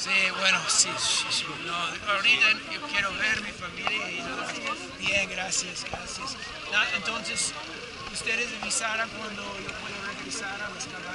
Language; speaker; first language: Spanish; non-native, learner; English